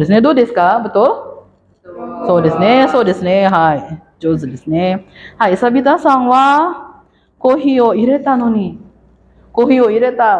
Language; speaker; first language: Japanese; non-native, fluent; Indonesian